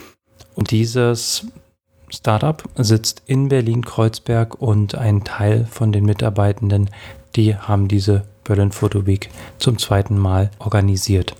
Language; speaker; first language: German; native; German